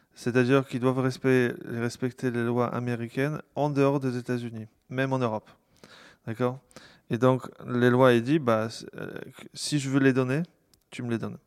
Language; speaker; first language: French; non-native, fluent; Polish